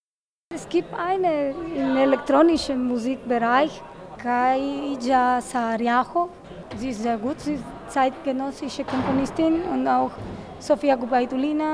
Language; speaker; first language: German; non-native, learner; Spanish